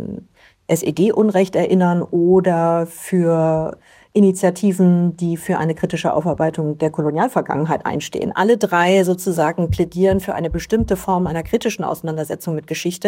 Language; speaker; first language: German; native; German